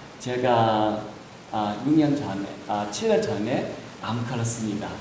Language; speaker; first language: Korean; non-native, fluent; Vietnamese